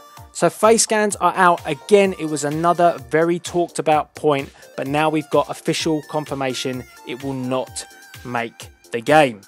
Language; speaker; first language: English; native; English